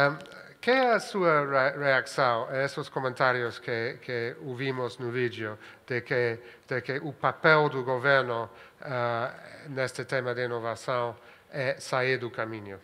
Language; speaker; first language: Portuguese; non-native, fluent; Spanish